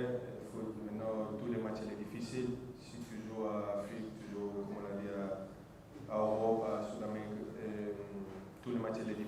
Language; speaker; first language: French; non-native, fluent; Spanish